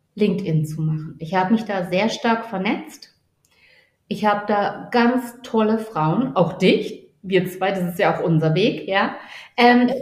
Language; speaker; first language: German; native; German